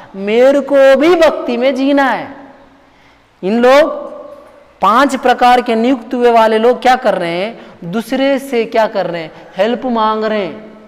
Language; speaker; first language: Hindi; non-native, local second language; Telugu